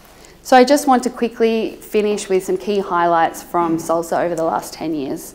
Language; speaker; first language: English; native; English